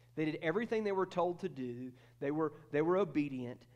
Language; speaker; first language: English; native; English